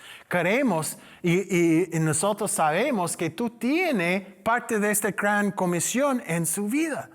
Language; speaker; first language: Spanish; non-native, learner; English